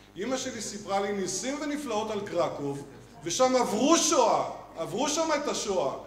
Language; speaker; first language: Hebrew; native; Hebrew